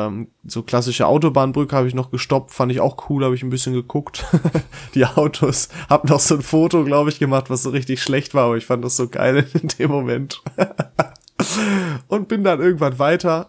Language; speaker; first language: German; native; German